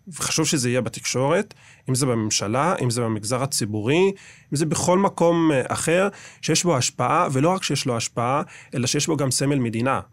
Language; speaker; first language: Hebrew; non-native, local second language; Arabic